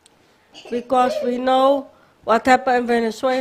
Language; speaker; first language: English; non-native, learner; Papiamento